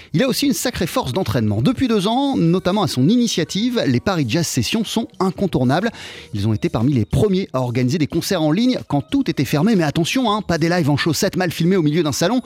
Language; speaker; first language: French; native; French